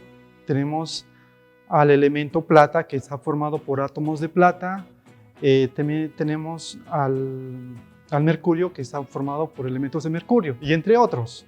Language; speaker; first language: Spanish; native; Spanish